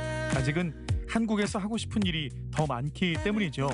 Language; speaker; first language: Korean; native; Korean